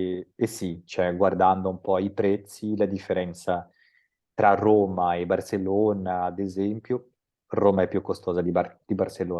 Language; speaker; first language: Italian; non-native, fluent; Portuguese